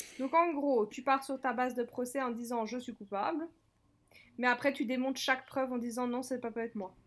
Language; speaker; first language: French; native; French